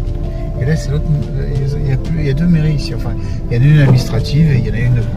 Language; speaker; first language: French; native; French